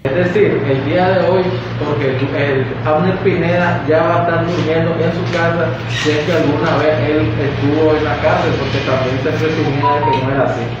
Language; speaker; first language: Spanish; native; Spanish